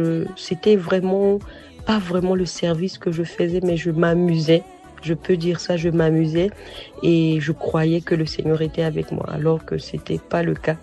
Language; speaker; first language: French; non-native, local second language; Sango